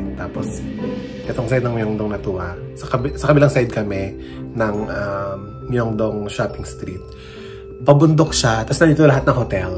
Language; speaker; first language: Filipino; native; Filipino